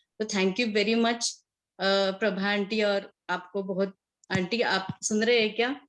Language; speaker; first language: Hindi; non-native, local second language; Marathi